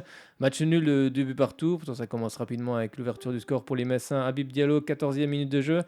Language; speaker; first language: French; native; French